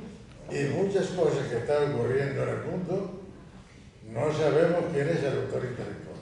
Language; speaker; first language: Spanish; native; Spanish